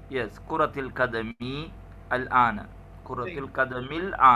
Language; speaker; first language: Arabic; non-native, learner; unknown